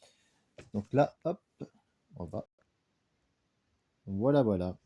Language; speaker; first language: French; native; French